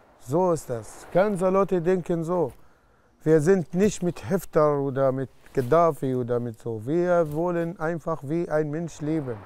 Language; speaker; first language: German; non-native, learner; Arabic